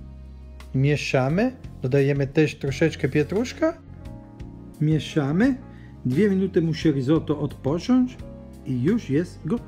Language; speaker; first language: Polish; non-native, learner; Italian